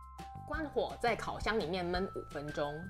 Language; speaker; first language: Chinese; native; Chinese